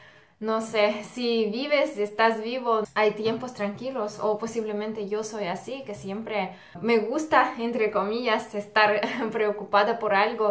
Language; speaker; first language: Spanish; non-native, fluent; Russian